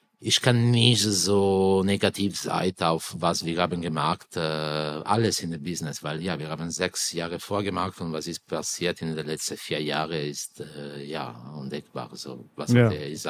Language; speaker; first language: German; non-native, learner; Italian